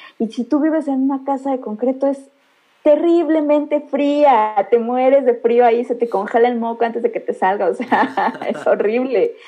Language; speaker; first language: Spanish; native; Spanish